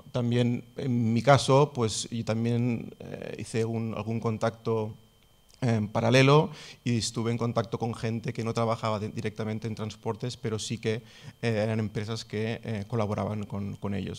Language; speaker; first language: Spanish; non-native, local second language; Catalan